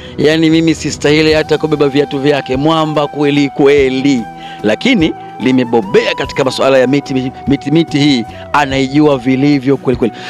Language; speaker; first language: Swahili; native; Swahili